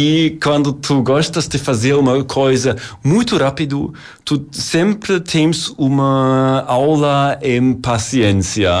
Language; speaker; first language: Portuguese; non-native, learner; German